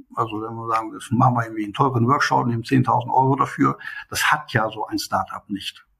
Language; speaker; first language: German; native; German